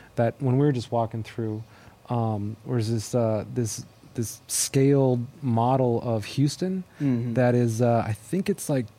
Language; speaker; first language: English; native; English